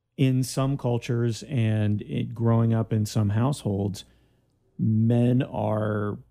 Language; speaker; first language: English; early bilingual, other home language; Greek